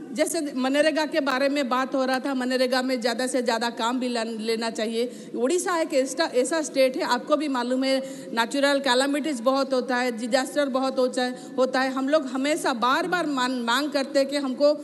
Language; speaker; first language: Hindi; non-native, local second language; Odia